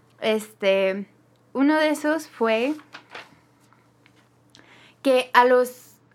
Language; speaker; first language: Spanish; native; Spanish